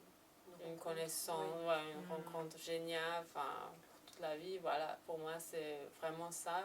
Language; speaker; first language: French; non-native, fluent; Serbian